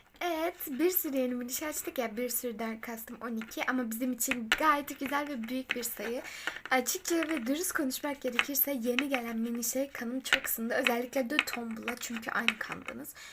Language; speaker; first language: Turkish; native; Turkish